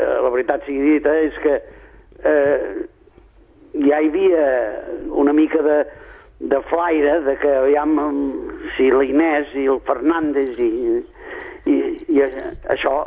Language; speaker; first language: Catalan; native; Catalan